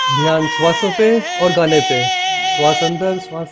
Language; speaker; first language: Hindi; native; Hindi